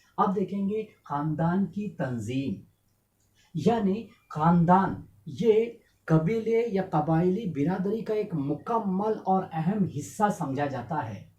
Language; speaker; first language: Urdu; native; Urdu